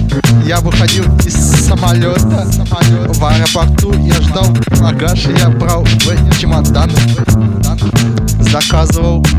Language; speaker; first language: Russian; non-native, learner; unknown